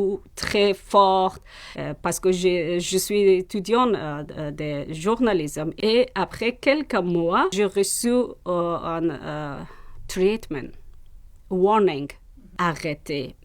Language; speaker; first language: French; non-native, learner; Persian